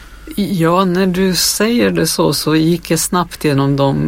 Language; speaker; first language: Swedish; non-native, fluent; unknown